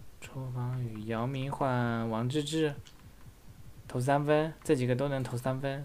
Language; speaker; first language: Chinese; native; Chinese